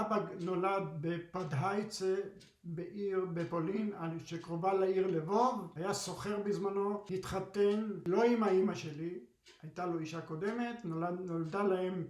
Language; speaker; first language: Hebrew; early bilingual, other home language; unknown